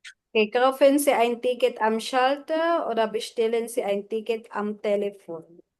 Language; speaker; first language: German; non-native, fluent; Filipino